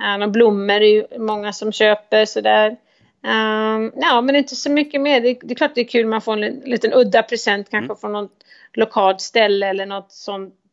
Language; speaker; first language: Swedish; native; Swedish